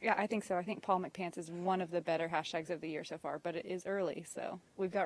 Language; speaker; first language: English; native; English